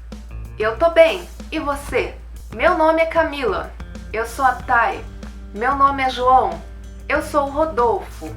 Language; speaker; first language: Portuguese; native; Portuguese